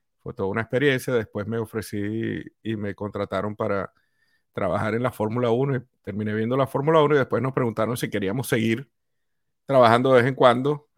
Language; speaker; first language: Spanish; native; Spanish